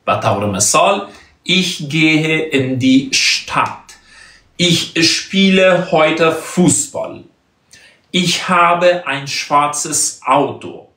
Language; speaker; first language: German; non-native, fluent; Persian